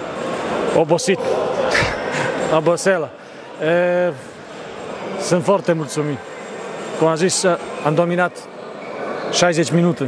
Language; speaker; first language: Romanian; non-native, fluent; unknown